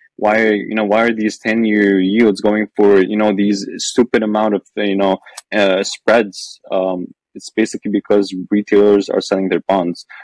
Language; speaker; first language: English; non-native, fluent; Arabic